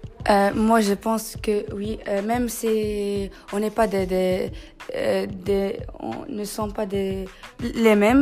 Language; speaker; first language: French; non-native, learner; Tachelhit